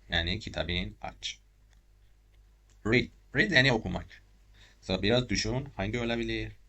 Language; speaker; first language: Turkish; non-native, learner; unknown